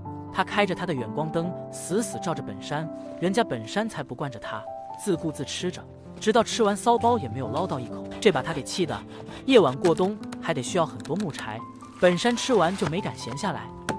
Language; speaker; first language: Chinese; native; Chinese